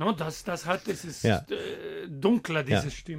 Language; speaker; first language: German; non-native, fluent; Spanish